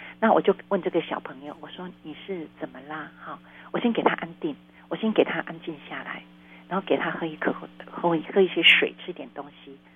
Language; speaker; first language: Chinese; non-native, local second language; Hakka Chinese